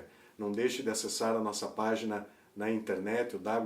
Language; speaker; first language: Portuguese; native; Portuguese